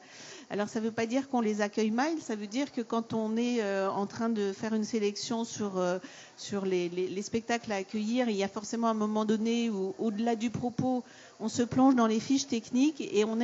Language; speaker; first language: French; native; French